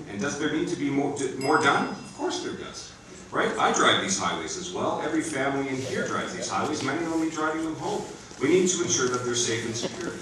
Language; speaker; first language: English; native; English